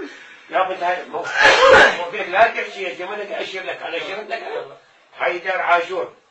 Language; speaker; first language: Arabic; native; Arabic